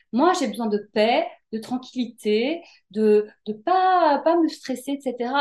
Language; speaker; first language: French; native; French